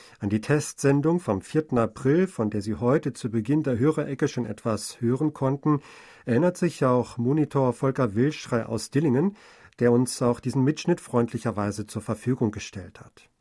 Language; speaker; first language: German; native; German